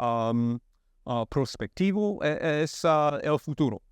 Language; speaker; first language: Spanish; non-native, learner; English